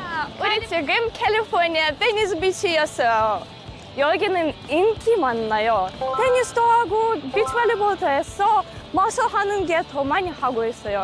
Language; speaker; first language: Korean; non-native, learner; English